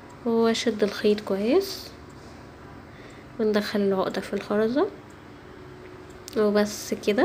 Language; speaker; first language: Arabic; native; Arabic